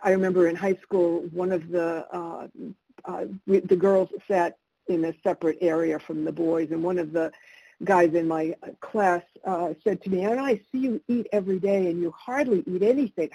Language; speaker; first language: English; early bilingual, other home language; Italian